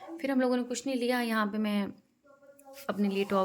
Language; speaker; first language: Hindi; native; Hindi